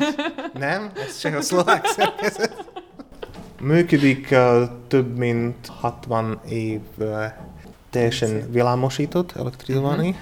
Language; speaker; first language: Hungarian; non-native, learner; Slovak